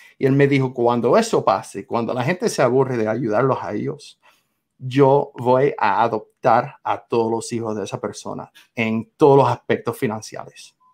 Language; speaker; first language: Spanish; non-native, fluent; English